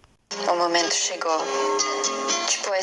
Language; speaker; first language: Portuguese; non-native, learner; Latvian